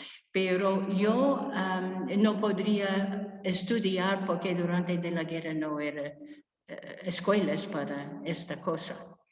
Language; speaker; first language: Spanish; non-native, fluent; English